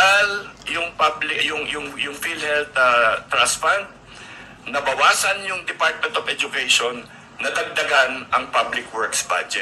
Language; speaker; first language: Filipino; native; Filipino